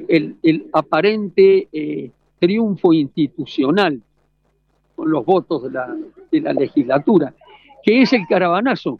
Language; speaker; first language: Spanish; native; Spanish